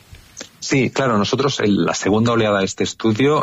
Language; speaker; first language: Spanish; native; Spanish